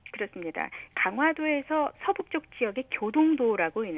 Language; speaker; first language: Korean; native; Korean